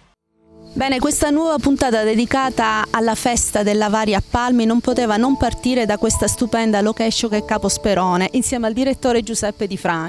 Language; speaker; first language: Italian; native; Italian